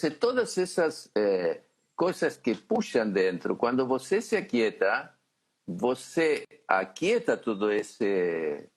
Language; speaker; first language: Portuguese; non-native, fluent; Spanish